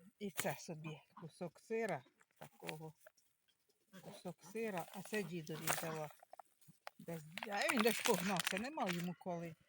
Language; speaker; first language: Ukrainian; native; Ukrainian